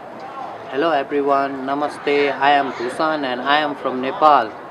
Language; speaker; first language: English; non-native, fluent; Nepali